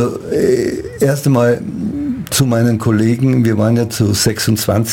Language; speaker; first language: German; native; German